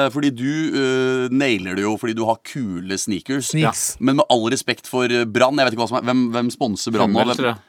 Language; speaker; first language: Norwegian; native; Norwegian